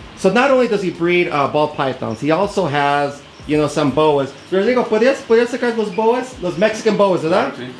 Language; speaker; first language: English; early bilingual, other home language; Spanish